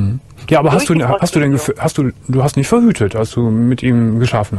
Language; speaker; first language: German; native; German